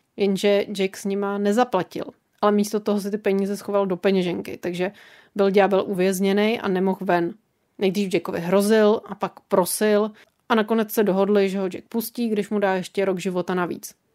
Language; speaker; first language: Czech; native; Czech